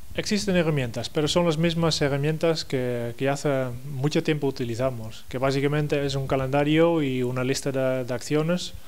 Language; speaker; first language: Spanish; non-native, fluent; Dutch